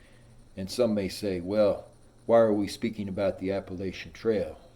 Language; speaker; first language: English; native; English